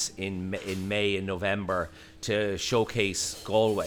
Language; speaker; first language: English; native; English